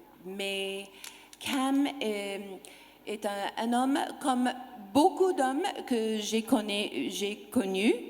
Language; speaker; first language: French; non-native, learner; English